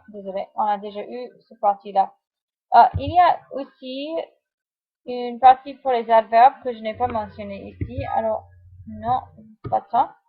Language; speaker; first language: French; non-native, fluent; English